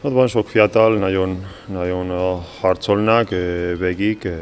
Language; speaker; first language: Hungarian; non-native, learner; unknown